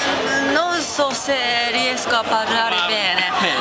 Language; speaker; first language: Italian; non-native, learner; Japanese